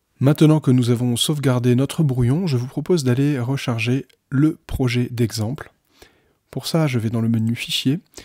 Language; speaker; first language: French; native; French